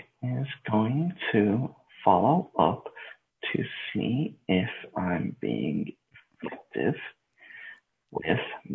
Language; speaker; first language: English; native; English